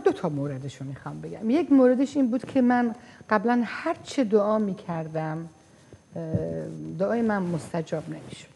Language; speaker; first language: Persian; non-native, fluent; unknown